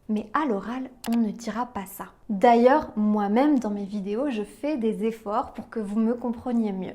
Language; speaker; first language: French; native; French